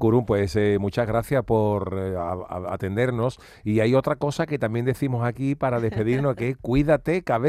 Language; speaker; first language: Spanish; native; Spanish